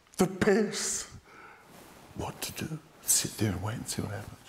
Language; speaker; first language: English; native; English